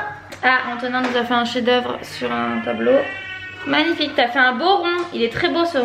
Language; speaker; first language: French; native; French